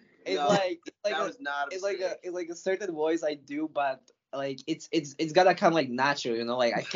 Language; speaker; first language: English; non-native, fluent; Slovak